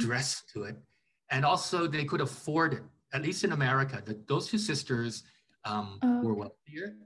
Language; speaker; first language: English; native; English